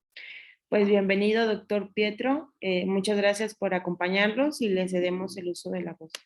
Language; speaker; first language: Spanish; native; Spanish